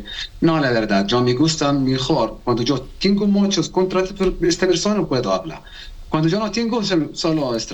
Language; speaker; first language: Spanish; non-native, learner; Arabic